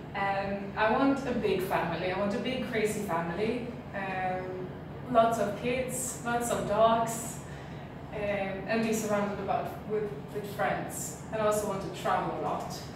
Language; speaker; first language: English; non-native, fluent; Swedish